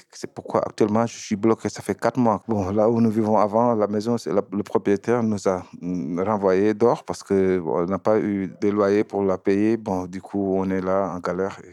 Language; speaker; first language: French; non-native, local second language; Wolof